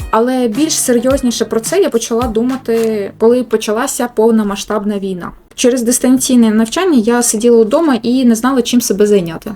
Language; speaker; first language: Ukrainian; non-native, local second language; Russian